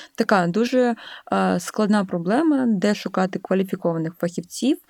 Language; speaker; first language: Ukrainian; native; Ukrainian